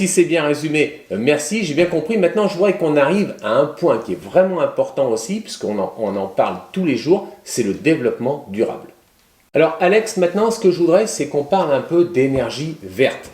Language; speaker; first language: French; native; French